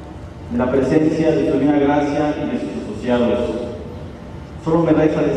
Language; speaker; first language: Spanish; native; Spanish